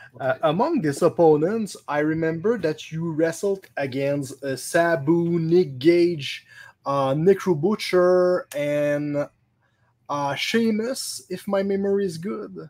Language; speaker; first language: English; non-native, local second language; French